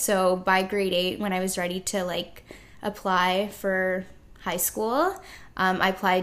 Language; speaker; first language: English; native; English